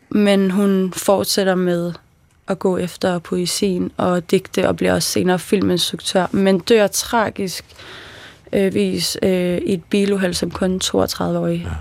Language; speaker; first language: Danish; early bilingual, other home language; Persian